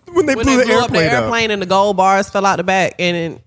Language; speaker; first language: English; native; English